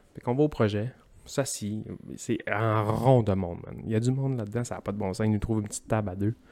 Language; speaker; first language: French; native; French